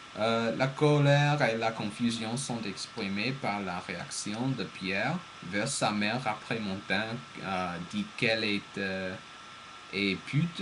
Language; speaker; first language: French; non-native, learner; English